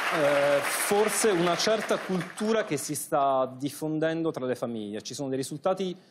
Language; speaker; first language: Italian; native; Italian